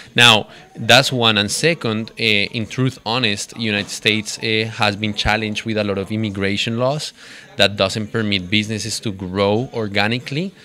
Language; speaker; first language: English; non-native, fluent; Spanish